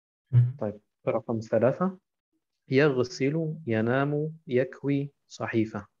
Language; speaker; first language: Arabic; non-native, fluent; German